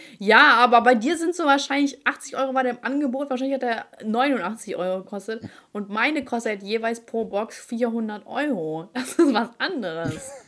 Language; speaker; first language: German; early bilingual, other home language; Ukrainian